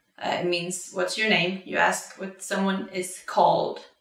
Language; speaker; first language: English; non-native, fluent; Swedish